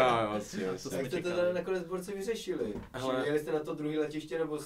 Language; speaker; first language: Czech; native; Czech